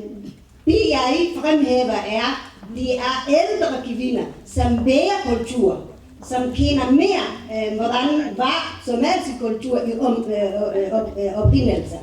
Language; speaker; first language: Danish; non-native, fluent; Somali